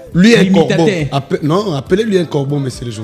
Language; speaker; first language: French; non-native, local second language; Lingala